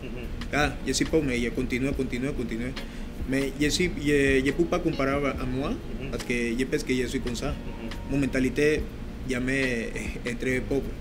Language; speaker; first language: French; non-native, learner; Spanish